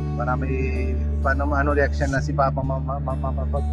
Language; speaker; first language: Filipino; non-native, learner; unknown